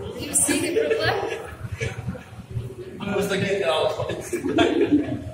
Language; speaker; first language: English; non-native, fluent; Polish